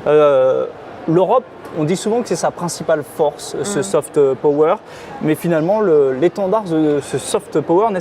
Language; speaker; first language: French; native; French